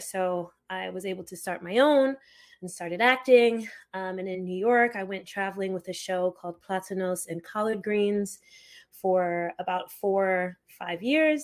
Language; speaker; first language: English; early bilingual, other home language; Haitian Creole